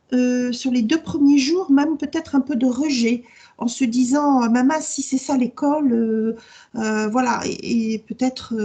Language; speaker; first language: French; native; French